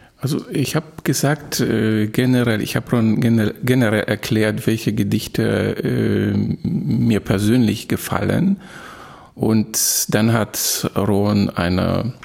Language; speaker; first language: German; non-native, fluent; Polish